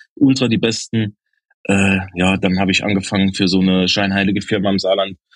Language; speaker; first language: German; native; German